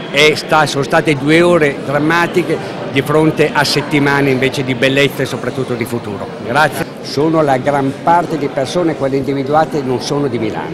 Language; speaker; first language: Italian; native; Italian